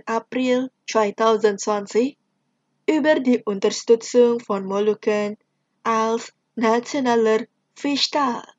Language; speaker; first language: German; non-native, fluent; Indonesian